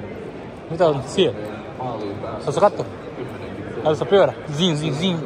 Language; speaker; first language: Finnish; non-native, local second language; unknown